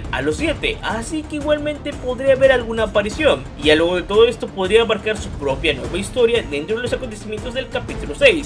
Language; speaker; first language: Spanish; native; Spanish